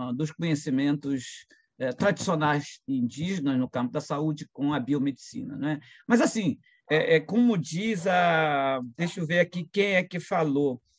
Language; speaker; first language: Portuguese; non-native, local second language; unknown